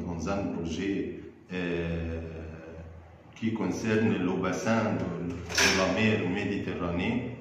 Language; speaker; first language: French; non-native, fluent; Arabic